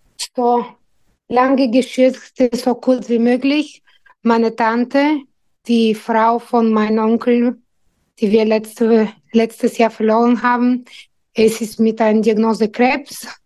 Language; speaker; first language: German; non-native, fluent; Bulgarian